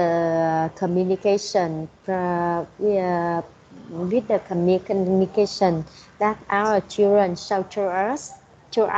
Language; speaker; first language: English; non-native, learner; Vietnamese